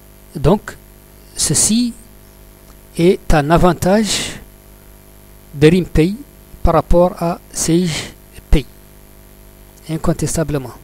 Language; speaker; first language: French; non-native, local second language; Arabic